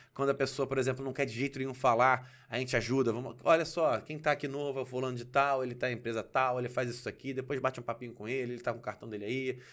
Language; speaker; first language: Portuguese; native; Portuguese